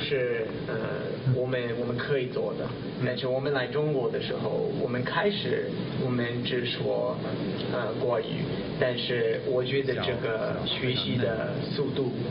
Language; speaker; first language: Chinese; non-native, learner; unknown